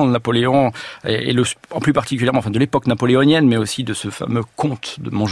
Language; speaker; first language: French; native; French